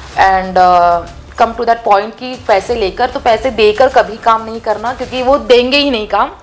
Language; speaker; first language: Hindi; early bilingual, other home language; Nepali